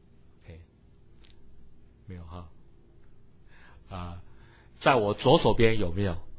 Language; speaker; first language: Chinese; native; Chinese